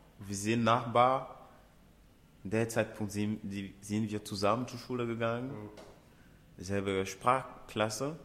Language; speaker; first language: German; non-native, fluent; Ewe